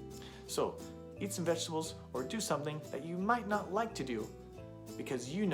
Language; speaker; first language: English; native; English